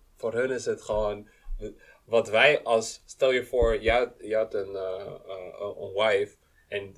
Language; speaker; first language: Dutch; early bilingual, other home language; Kinyarwanda